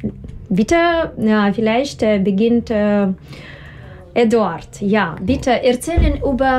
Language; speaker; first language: German; non-native, learner; Russian